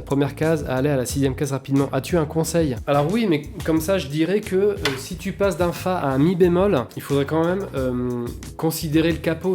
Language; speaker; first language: French; native; French